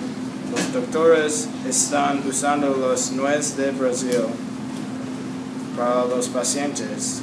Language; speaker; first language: Spanish; non-native, learner; English